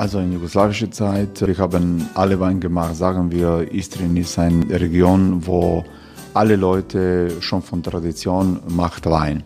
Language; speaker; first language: German; non-native, learner; Croatian